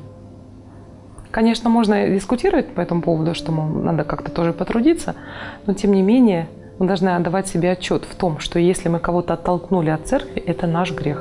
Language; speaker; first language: Russian; native; Russian